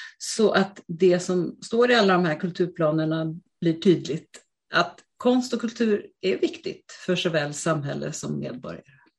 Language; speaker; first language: Swedish; native; Swedish